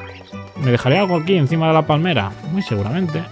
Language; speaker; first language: Spanish; native; Spanish